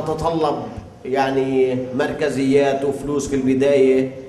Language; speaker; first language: Arabic; native; Arabic